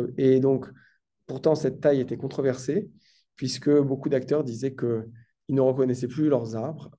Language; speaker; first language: French; native; French